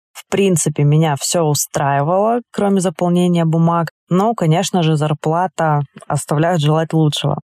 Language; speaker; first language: Russian; native; Russian